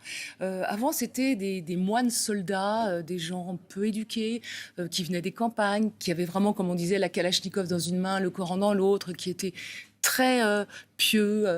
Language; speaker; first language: French; native; French